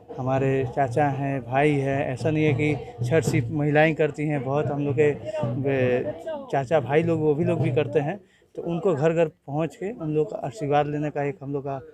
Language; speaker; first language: Hindi; native; Hindi